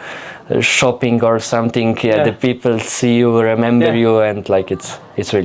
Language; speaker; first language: English; non-native, fluent; Slovenian